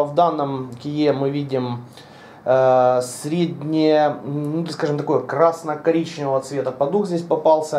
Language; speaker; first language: Russian; native; Russian